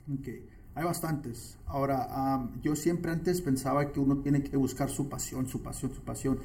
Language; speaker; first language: Spanish; early bilingual, heritage; Spanish